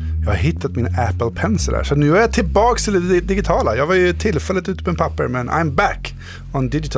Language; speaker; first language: Swedish; native; Swedish